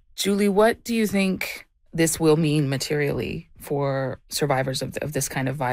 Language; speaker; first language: English; native; English